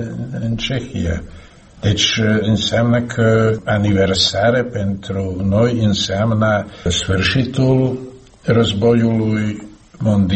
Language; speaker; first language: Romanian; non-native, fluent; Slovak